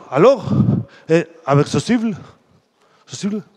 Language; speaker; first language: French; non-native, fluent; Spanish